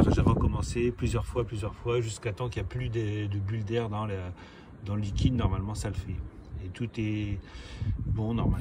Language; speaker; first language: French; native; French